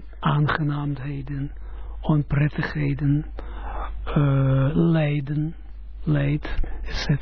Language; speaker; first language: Dutch; non-native, fluent; Russian